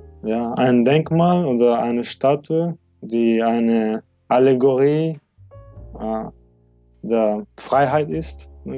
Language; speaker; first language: German; non-native, fluent; French